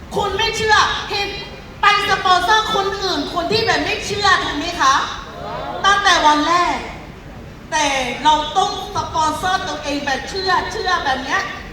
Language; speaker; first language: Thai; non-native, fluent; Burmese